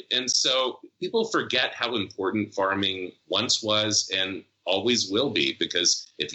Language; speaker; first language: English; native; English